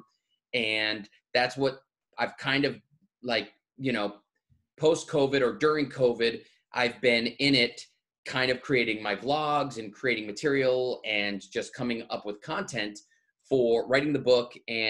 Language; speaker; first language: English; native; English